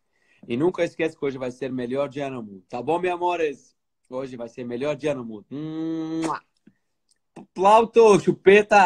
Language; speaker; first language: Portuguese; native; Portuguese